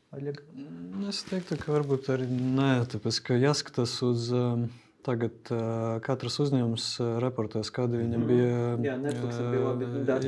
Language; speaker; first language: Latvian; non-native, local second language; Russian